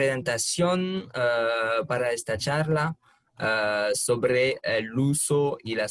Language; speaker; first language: Spanish; non-native, fluent; French